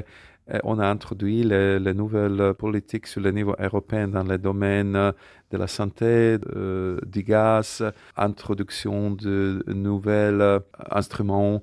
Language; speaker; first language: French; non-native, fluent; Slovak